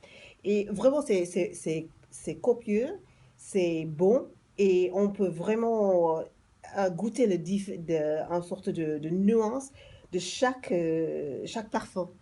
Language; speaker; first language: French; non-native, fluent; English